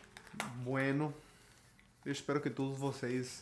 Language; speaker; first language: Portuguese; non-native, learner; Spanish